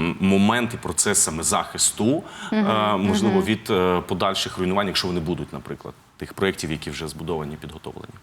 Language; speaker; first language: Ukrainian; native; Ukrainian